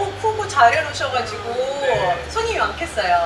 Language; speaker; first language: Korean; non-native, fluent; Filipino